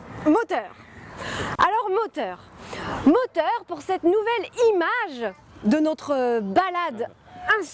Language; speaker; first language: French; native; French